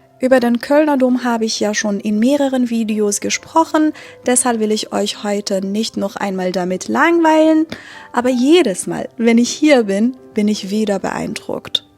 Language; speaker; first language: German; non-native, fluent; Persian